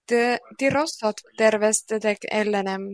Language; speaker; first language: Hungarian; non-native, learner; Finnish